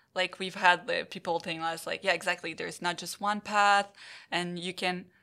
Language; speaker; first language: English; non-native, fluent; French